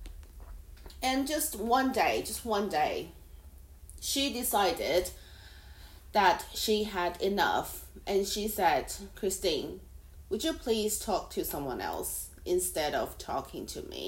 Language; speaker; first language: English; non-native, fluent; Chinese